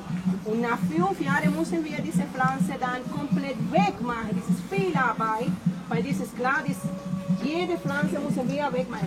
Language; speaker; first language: German; non-native, fluent; French